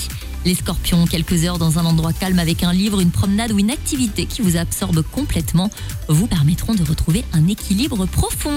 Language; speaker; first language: French; native; French